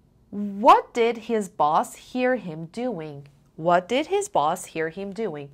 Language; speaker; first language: English; non-native, fluent; Persian